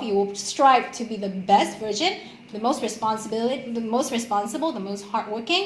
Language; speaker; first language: English; non-native, fluent; Vietnamese